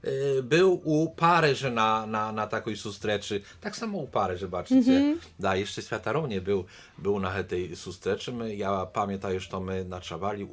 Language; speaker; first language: Polish; non-native, learner; Belarusian